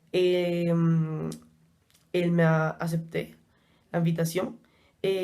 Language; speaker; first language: French; non-native, learner; Spanish